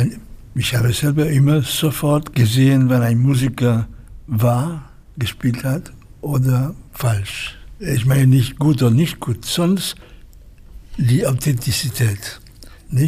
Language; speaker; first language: German; non-native, fluent; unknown